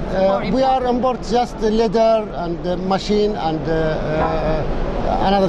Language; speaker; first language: English; non-native, local second language; Arabic